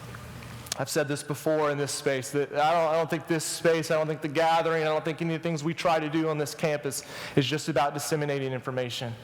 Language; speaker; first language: English; native; English